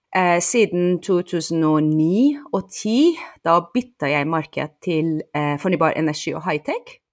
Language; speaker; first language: Norwegian; non-native, fluent; Persian